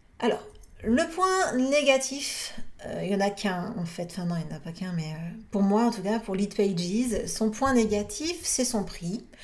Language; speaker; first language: French; native; French